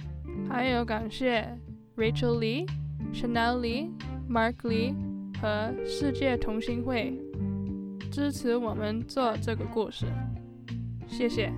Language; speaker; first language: Chinese; early bilingual, heritage; Chinese